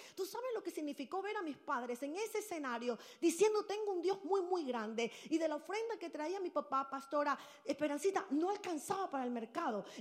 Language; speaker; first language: Spanish; native; Spanish